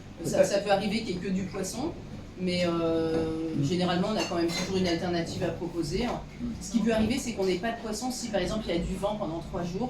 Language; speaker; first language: French; native; French